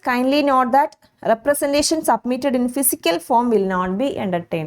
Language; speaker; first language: English; non-native, local second language; Malayalam